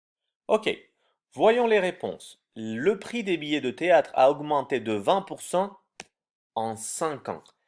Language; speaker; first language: French; non-native, fluent; Turkish